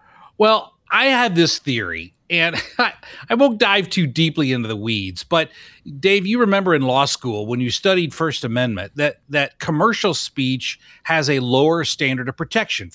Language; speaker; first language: English; native; English